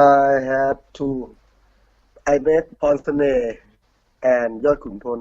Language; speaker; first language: English; non-native, learner; Thai